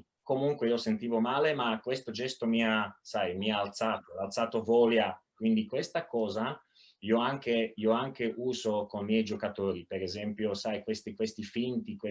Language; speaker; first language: Italian; non-native, fluent; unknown